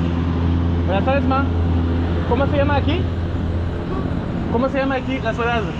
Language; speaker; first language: Spanish; non-native, learner; French